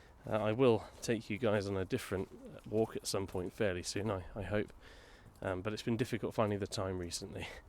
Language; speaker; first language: English; native; English